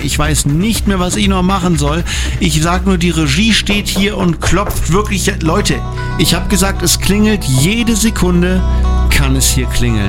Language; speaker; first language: German; native; German